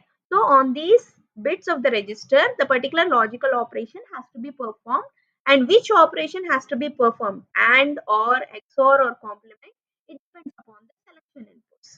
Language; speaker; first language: English; non-native, local second language; Telugu